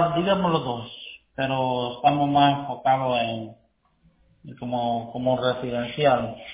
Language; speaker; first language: Spanish; native; Spanish